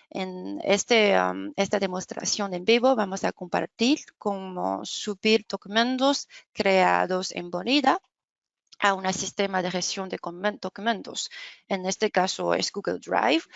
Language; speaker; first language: Spanish; non-native, fluent; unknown